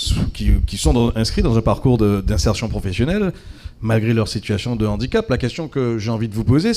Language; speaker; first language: French; native; French